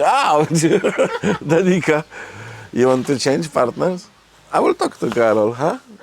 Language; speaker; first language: English; non-native, learner; Polish